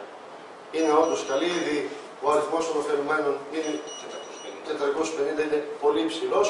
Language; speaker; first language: Greek; native; Greek